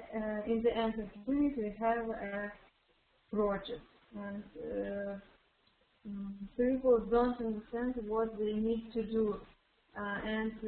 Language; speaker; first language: English; non-native, learner; Russian